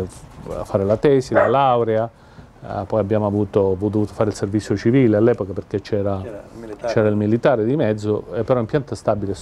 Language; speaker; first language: Italian; native; Italian